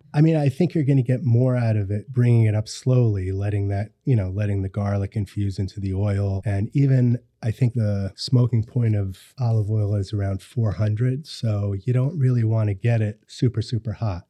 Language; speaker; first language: English; native; English